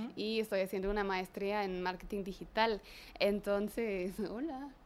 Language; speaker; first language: Spanish; non-native, fluent; German